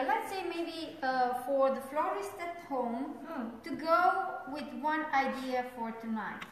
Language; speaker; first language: English; non-native, fluent; Romanian